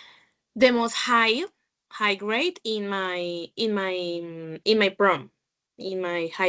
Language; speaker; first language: English; non-native, learner; Spanish